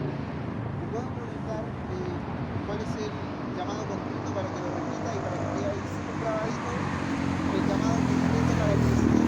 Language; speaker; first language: Spanish; native; Spanish